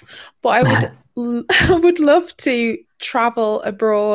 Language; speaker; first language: English; native; English